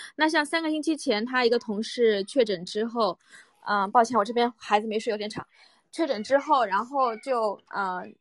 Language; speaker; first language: Chinese; native; Chinese